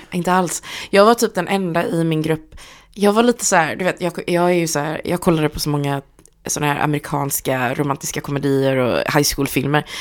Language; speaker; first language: Swedish; early bilingual, other home language; Chinese